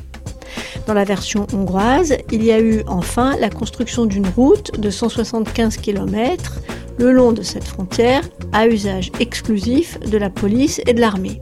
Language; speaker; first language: French; native; French